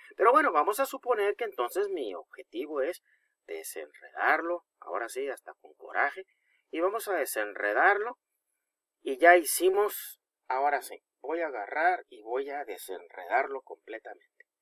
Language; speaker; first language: Spanish; native; Spanish